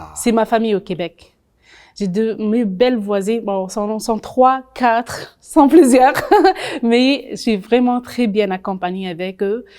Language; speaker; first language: French; non-native, local second language; Arabic